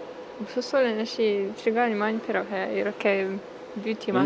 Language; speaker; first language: Korean; non-native, learner; Ukrainian